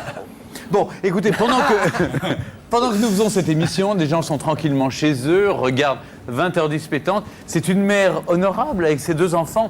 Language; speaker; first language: French; native; French